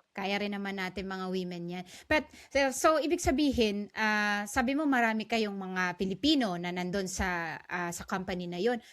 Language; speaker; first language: Filipino; native; Filipino